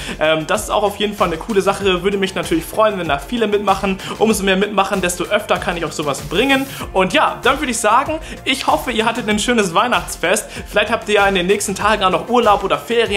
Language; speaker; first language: German; native; German